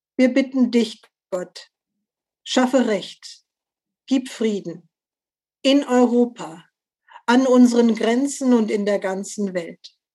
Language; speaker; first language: German; native; German